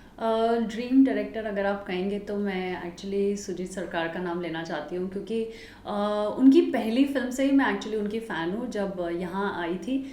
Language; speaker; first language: Hindi; native; Hindi